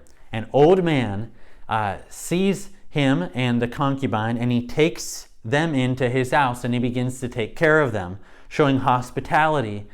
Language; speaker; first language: English; native; English